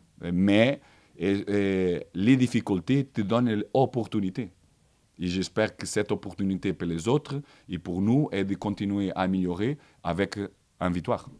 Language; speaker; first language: French; non-native, learner; Portuguese